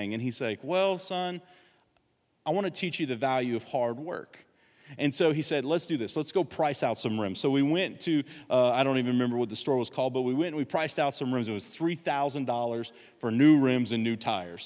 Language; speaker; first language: English; native; English